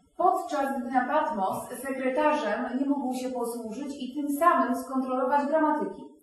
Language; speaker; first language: Polish; native; Polish